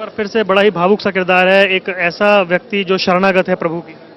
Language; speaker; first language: Hindi; native; Hindi